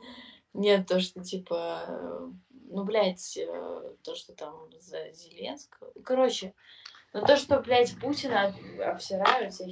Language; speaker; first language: Russian; native; Russian